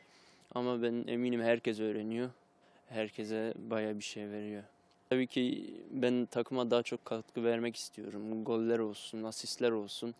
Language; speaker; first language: Turkish; early bilingual, heritage; Turkish